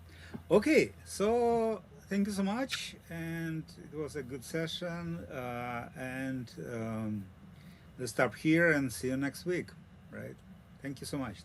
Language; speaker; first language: English; non-native, learner; Russian